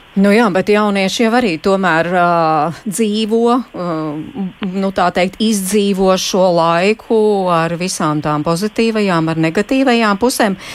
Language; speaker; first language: Latvian; native; Latvian